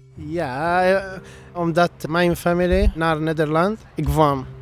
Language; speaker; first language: Dutch; non-native, fluent; Arabic